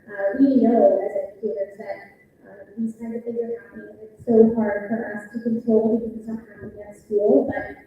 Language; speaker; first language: English; native; English